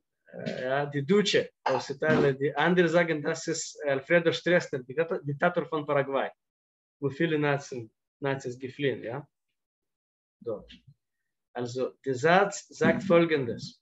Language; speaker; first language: German; non-native, fluent; Russian